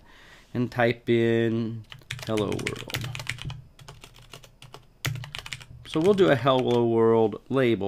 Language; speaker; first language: English; native; English